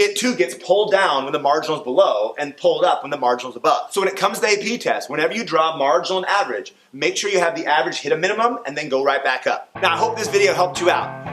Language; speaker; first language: English; native; English